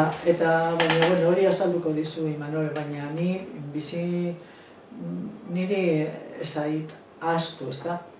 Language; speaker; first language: Basque; non-native, local second language; Spanish